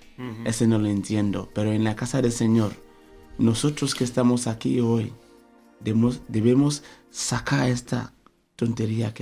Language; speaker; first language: Spanish; non-native, fluent; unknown